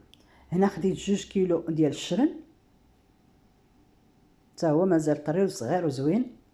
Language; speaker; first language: Arabic; native; Arabic